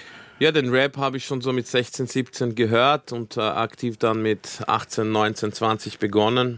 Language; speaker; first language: German; early bilingual, other home language; Croatian